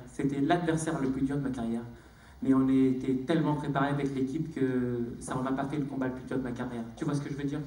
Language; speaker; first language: French; native; French